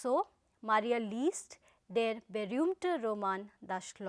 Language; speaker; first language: German; non-native, fluent; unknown